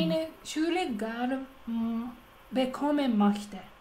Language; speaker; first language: German; non-native, learner; Japanese